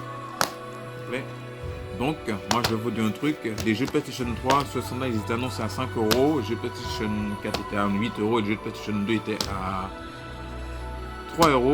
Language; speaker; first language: French; native; French